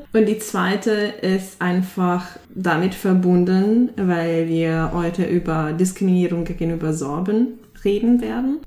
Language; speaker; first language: German; native; German